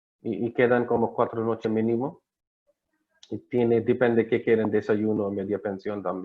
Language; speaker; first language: Spanish; non-native, learner; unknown